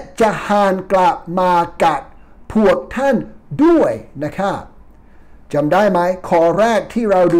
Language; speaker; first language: Thai; non-native, fluent; English